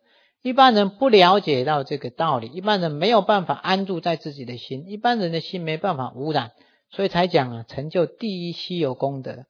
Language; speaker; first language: Chinese; native; Chinese